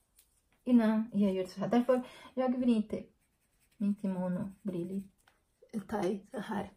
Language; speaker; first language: Swedish; non-native, learner; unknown